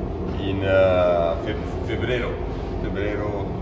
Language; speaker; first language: Spanish; non-native, learner; Italian